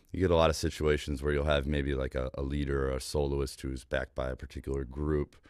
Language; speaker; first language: English; native; English